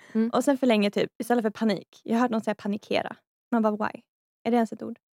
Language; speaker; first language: Swedish; native; Swedish